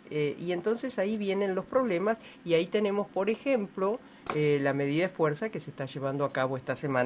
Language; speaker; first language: Spanish; native; Spanish